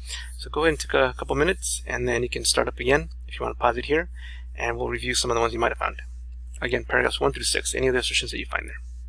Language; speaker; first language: English; native; English